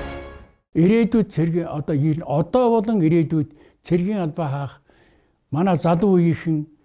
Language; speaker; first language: Mongolian; native; Mongolian